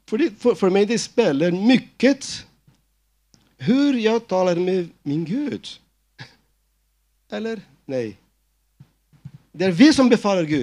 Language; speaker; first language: Swedish; non-native, fluent; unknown